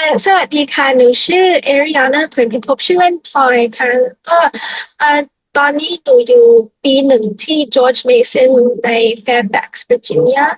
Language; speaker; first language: Thai; early bilingual, heritage; Thai